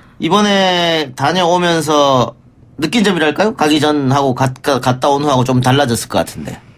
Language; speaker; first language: Korean; native; Korean